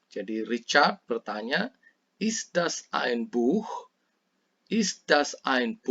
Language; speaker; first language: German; non-native, fluent; Indonesian